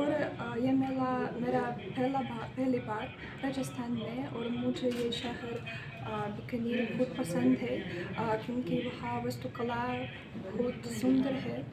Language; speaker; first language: Hindi; non-native, learner; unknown